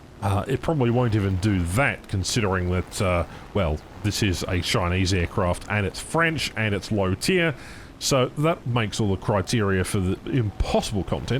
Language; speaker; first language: English; native; English